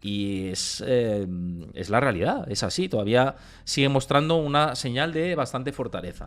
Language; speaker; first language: Spanish; native; Spanish